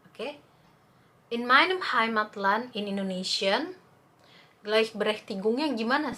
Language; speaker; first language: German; non-native, fluent; Indonesian